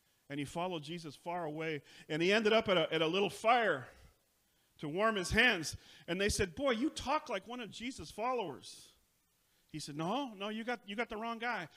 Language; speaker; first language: English; native; English